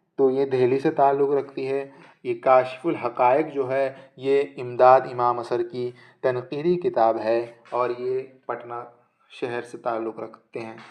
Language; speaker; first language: Urdu; native; Urdu